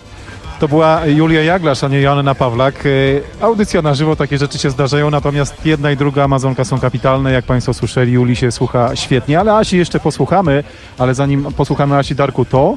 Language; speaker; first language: Polish; native; Polish